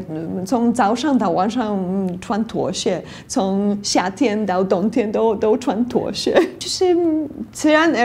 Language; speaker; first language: Chinese; non-native, fluent; Polish